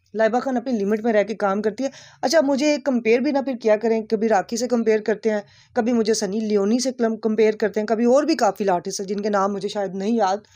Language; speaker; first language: Urdu; native; Urdu